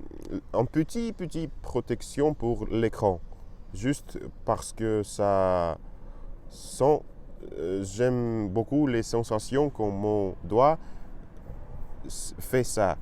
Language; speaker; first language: French; non-native, learner; Russian